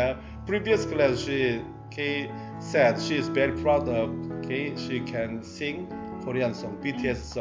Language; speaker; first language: English; non-native, learner; Korean